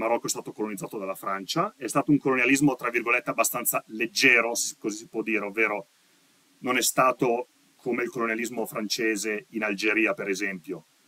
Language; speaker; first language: Italian; native; Italian